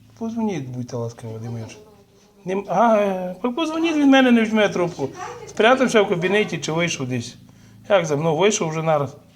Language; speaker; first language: Ukrainian; native; Ukrainian